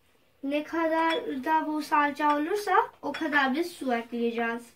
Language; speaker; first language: Turkish; non-native, fluent; Urdu